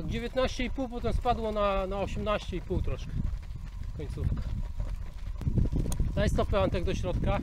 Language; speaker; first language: Polish; native; Polish